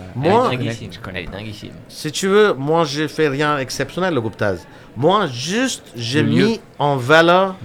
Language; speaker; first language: French; non-native, fluent; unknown